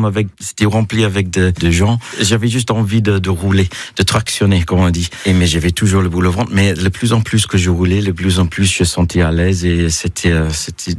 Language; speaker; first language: French; non-native, fluent; English